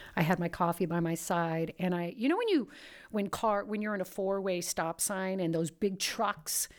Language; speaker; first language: English; early bilingual, other home language; Italian